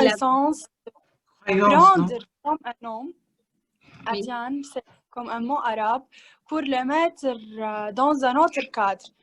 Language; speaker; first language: French; non-native, learner; Arabic